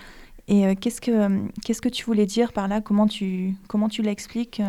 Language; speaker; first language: French; native; French